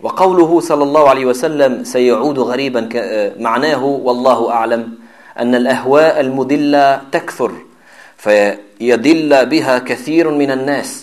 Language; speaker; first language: Arabic; non-native, fluent; French